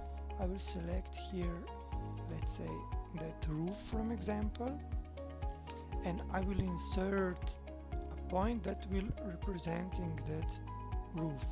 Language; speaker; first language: English; non-native, fluent; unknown